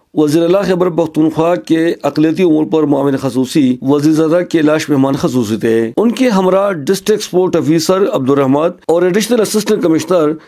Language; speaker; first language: Urdu; non-native, local second language; Khowar